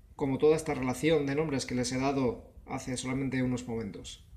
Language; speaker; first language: Spanish; native; Spanish